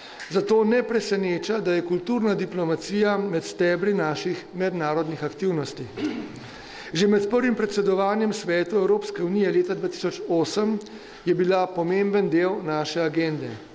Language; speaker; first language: Slovenian; native; Slovenian